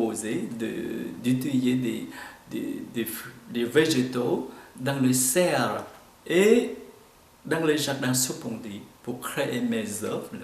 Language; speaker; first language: French; non-native, fluent; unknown